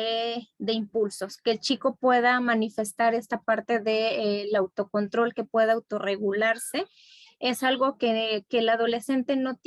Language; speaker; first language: Spanish; native; Spanish